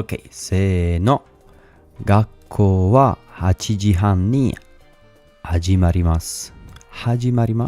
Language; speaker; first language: Japanese; non-native, learner; English